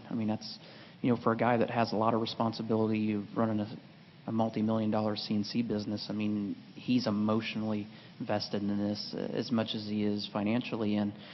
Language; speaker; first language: English; native; English